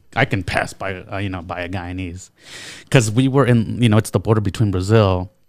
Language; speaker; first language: English; native; English